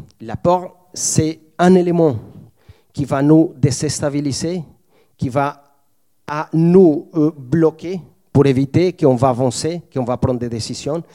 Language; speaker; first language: French; non-native, fluent; Spanish